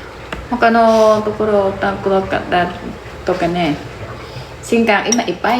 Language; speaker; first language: Japanese; non-native, learner; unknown